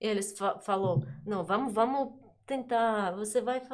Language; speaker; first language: Portuguese; non-native, learner; Russian